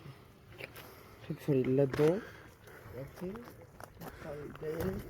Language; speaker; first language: French; native; French